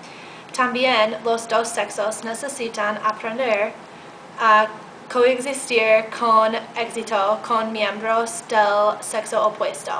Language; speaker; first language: Spanish; non-native, learner; English